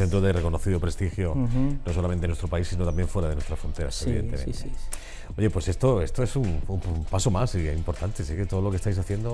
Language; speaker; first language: Spanish; native; Spanish